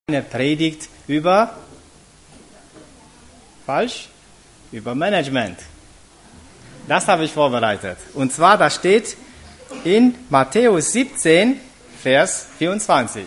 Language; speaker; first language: German; non-native, fluent; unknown